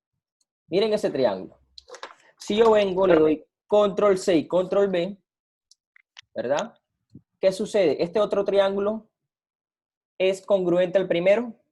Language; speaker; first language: Spanish; native; Spanish